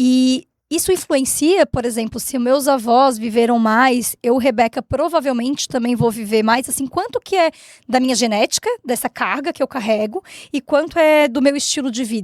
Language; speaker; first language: Portuguese; native; Portuguese